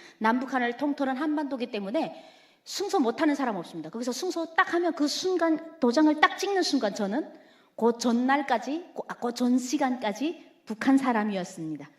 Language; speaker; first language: Korean; native; Korean